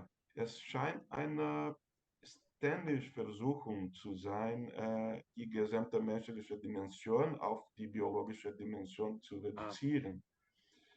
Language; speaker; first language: German; non-native, fluent; Portuguese